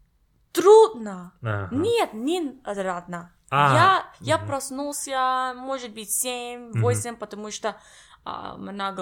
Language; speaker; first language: Russian; non-native, learner; English